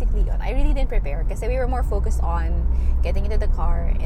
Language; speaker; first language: English; non-native, local second language; Hiligaynon